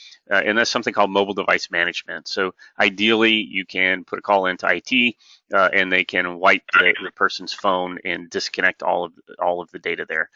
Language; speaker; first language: English; native; English